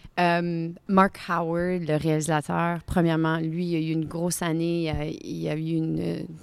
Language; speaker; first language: French; native; French